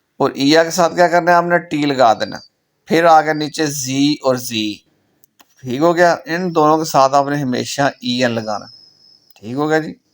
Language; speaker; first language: Urdu; non-native, local second language; Punjabi